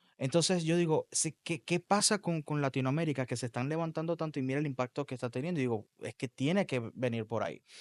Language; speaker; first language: Spanish; native; Spanish